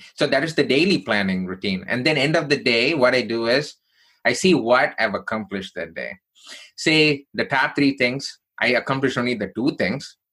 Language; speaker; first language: English; non-native, local second language; Tamil